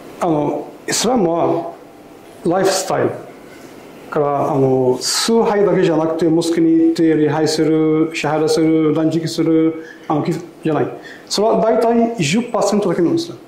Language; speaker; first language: Japanese; non-native, learner; Arabic